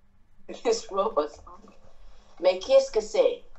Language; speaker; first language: French; non-native, learner; Chinese